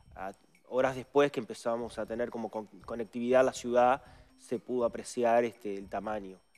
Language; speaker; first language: Spanish; native; Spanish